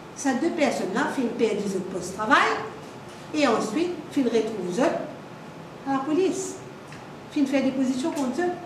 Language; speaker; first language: French; non-native, local second language; Morisyen